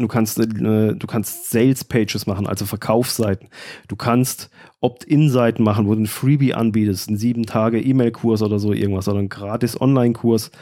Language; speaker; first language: German; native; German